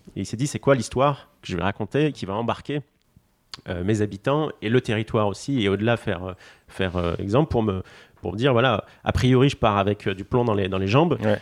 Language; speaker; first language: French; non-native, local second language; Arabic